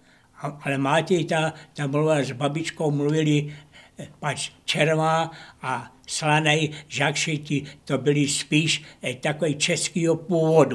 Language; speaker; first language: Czech; early bilingual, heritage; Czech